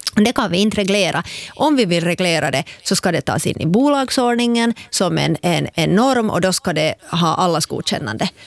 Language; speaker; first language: Swedish; native; Swedish